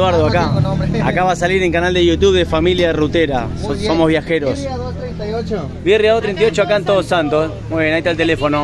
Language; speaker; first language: Spanish; native; Spanish